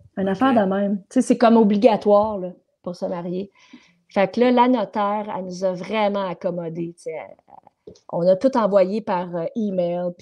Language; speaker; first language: French; native; French